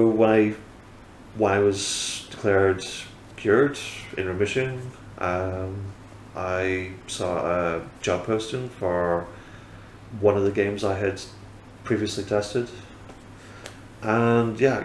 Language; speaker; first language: English; native; English